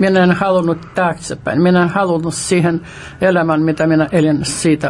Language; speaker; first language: Finnish; non-native, fluent; Russian